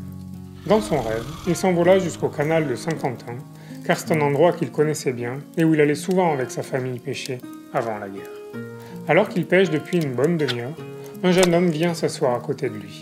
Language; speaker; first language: French; native; French